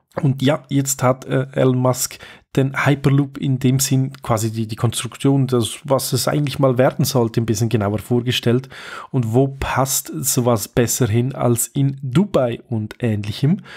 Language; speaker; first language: German; native; German